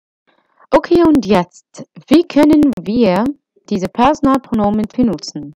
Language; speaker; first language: German; non-native, fluent; Arabic